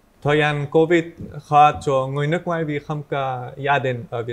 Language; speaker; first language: Vietnamese; non-native, learner; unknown